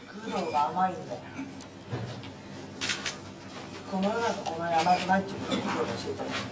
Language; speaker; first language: Japanese; native; Japanese